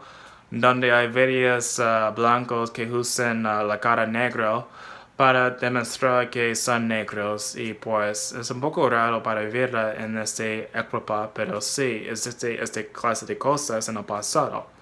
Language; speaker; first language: Spanish; non-native, fluent; English